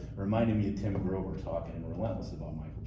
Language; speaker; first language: English; native; English